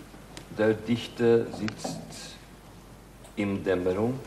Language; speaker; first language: German; non-native, fluent; Swedish